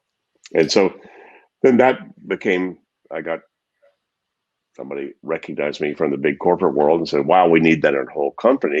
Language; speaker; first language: English; native; English